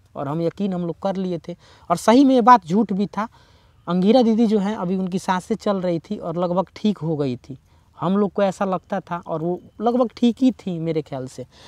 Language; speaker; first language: Hindi; native; Hindi